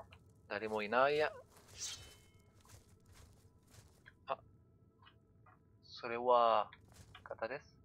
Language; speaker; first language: Japanese; non-native, learner; French